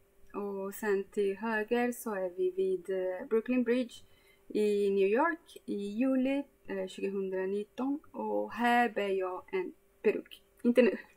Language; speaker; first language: Swedish; non-native, fluent; Portuguese